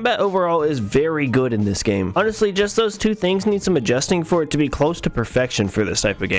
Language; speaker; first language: English; native; English